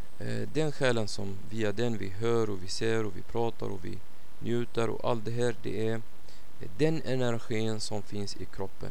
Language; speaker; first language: Swedish; non-native, fluent; Arabic